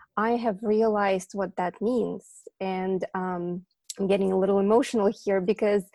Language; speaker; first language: English; non-native, fluent; Ukrainian